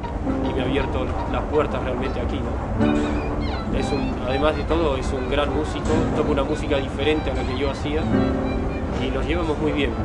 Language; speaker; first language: Spanish; native; Spanish